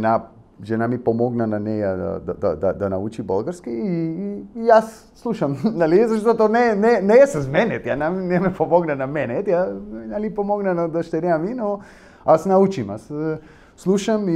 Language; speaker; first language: Bulgarian; non-native, learner; Spanish